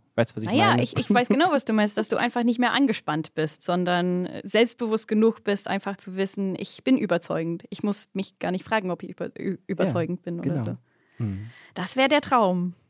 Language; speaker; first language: German; non-native, fluent; English